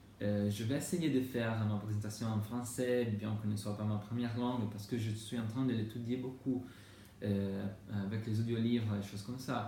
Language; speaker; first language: French; non-native, learner; Italian